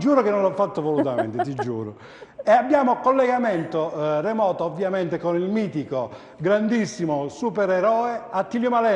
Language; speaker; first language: Italian; native; Italian